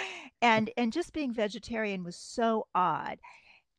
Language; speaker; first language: English; native; English